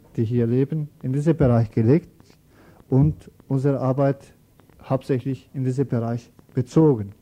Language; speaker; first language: German; non-native, learner; Turkish